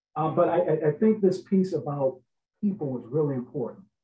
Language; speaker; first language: English; native; English